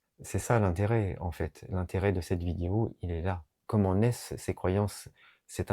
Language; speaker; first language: French; native; French